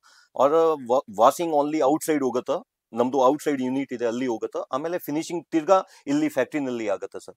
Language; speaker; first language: Kannada; non-native, local second language; Telugu